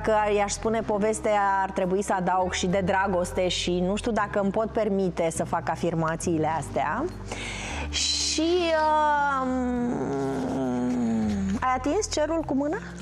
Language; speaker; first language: Romanian; native; Romanian